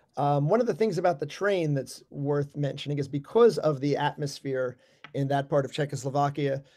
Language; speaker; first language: English; native; English